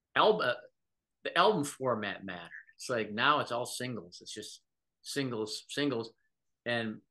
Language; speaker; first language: English; native; English